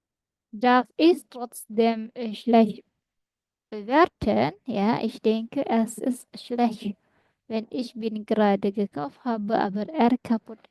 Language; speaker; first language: German; non-native, fluent; Indonesian